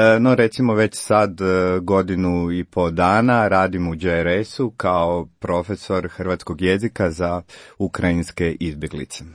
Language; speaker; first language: Croatian; native; Croatian